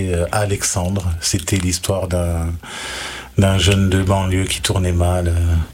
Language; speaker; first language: French; native; French